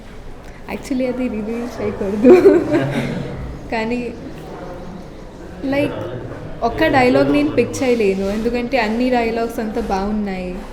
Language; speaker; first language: Telugu; non-native, local second language; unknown